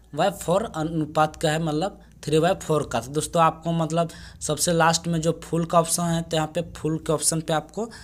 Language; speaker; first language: Hindi; native; Hindi